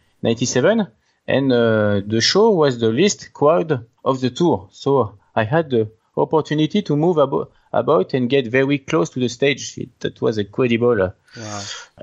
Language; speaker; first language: English; non-native, learner; French